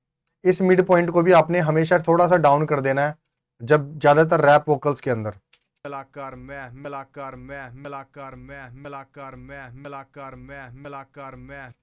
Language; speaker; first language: Hindi; native; Hindi